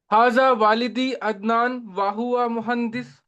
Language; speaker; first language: Arabic; non-native, learner; Urdu